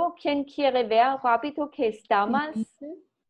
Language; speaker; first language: Spanish; non-native, fluent; German